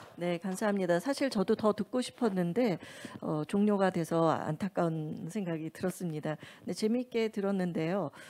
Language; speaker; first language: Korean; native; Korean